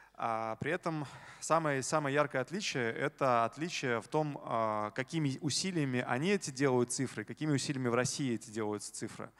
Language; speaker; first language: Russian; native; Russian